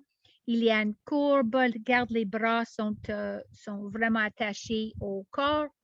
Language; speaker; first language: French; non-native, learner; English